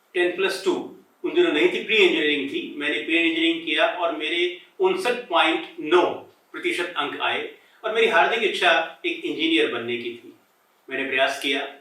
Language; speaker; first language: Hindi; native; Hindi